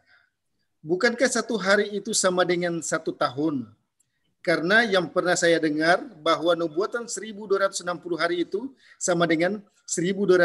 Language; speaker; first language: Indonesian; native; Indonesian